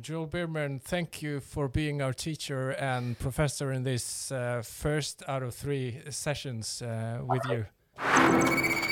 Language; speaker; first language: English; non-native, fluent; Norwegian